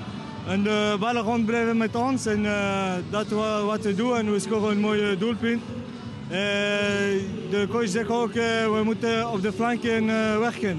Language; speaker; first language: Dutch; non-native, learner; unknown